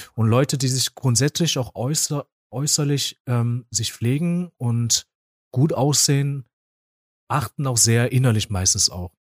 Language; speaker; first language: German; non-native, fluent; Korean